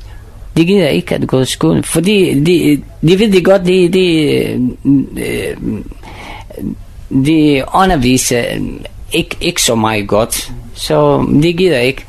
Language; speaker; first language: Danish; non-native, learner; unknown